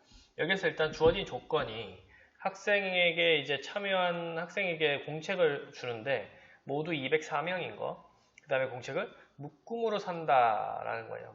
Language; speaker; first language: Korean; native; Korean